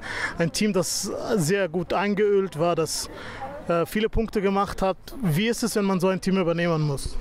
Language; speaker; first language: German; native; German